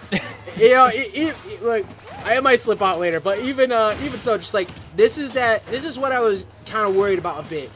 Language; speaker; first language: English; native; English